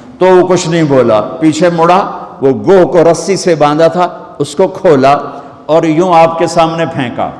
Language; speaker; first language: Urdu; non-native, local second language; Punjabi